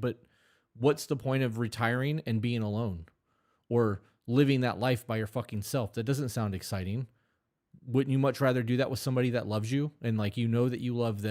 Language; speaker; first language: English; native; English